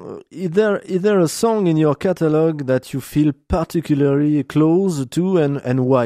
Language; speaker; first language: English; non-native, learner; French